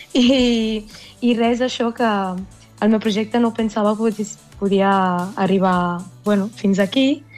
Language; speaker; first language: Catalan; non-native, fluent; Italian